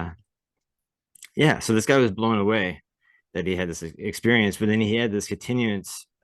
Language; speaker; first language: English; native; English